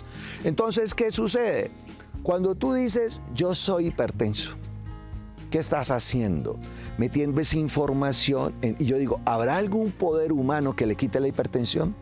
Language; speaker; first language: Spanish; native; Spanish